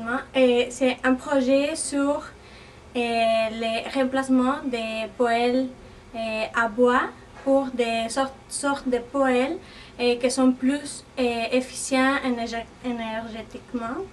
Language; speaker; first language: French; non-native, fluent; Spanish